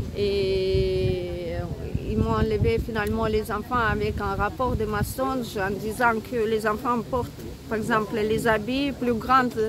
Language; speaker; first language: French; non-native, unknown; Russian